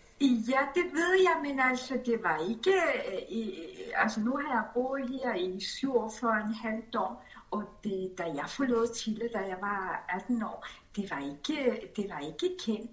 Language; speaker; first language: Danish; early bilingual, other home language; Spanish